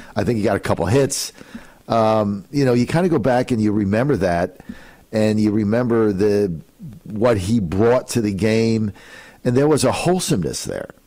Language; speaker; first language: English; native; English